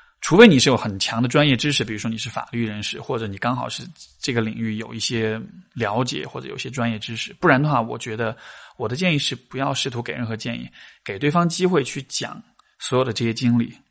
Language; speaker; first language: Chinese; native; Chinese